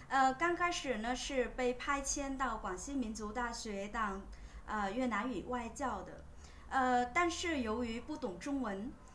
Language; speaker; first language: Chinese; non-native, fluent; Vietnamese